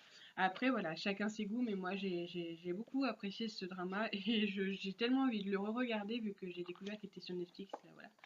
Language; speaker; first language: French; native; French